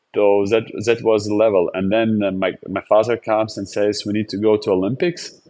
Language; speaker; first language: English; non-native, fluent; Latvian